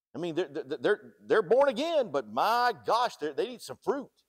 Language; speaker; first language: English; native; English